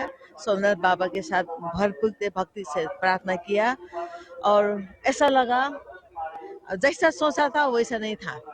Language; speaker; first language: Hindi; non-native, local second language; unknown